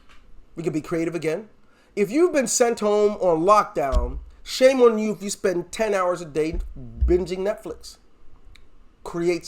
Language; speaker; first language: English; native; English